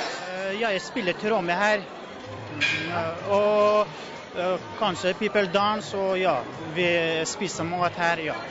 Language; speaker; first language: Norwegian; non-native, learner; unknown